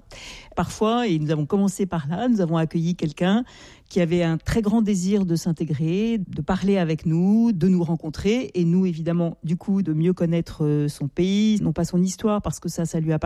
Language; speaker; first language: French; native; French